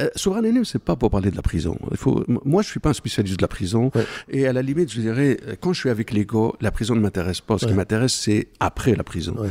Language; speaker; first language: French; non-native, local second language; Arabic